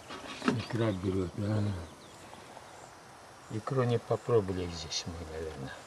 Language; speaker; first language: Russian; non-native, local second language; Uyghur